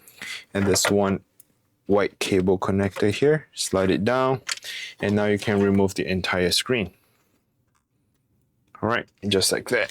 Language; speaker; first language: English; non-native, fluent; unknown